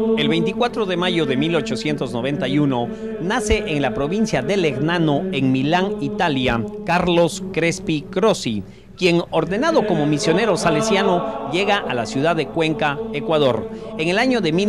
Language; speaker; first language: Spanish; native; Spanish